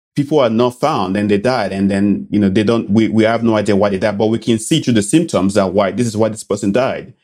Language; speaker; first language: English; non-native, local second language; Bini